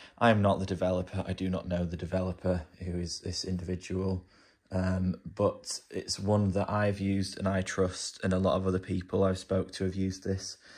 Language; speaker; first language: English; native; English